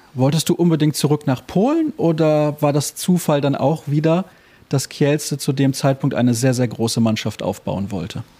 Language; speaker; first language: German; native; German